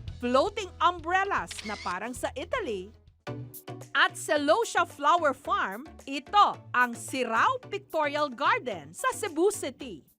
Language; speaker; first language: Filipino; native; Filipino